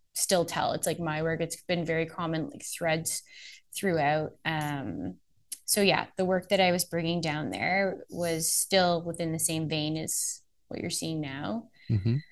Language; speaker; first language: English; native; English